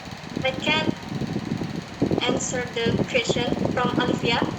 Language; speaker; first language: English; non-native, learner; Indonesian